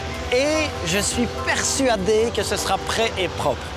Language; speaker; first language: French; native; French